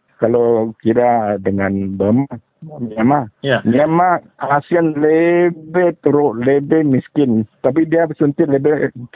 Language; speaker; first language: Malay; non-native, local second language; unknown